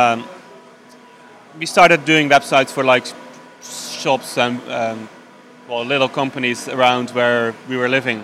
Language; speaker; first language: English; non-native, fluent; Dutch